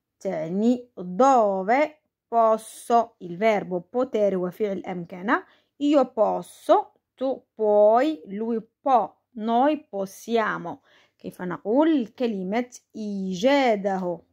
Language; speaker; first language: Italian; non-native, fluent; Arabic